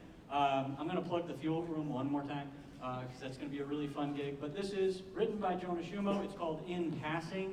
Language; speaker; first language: English; native; English